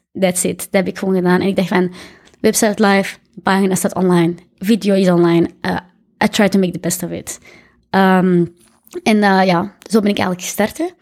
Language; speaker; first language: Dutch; early bilingual, other home language; Arabic